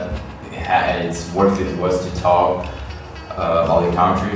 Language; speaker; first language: English; non-native, fluent; Portuguese